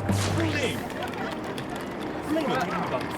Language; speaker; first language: Korean; native; Korean